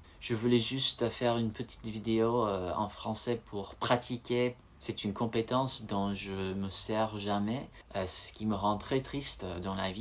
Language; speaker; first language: French; non-native, fluent; English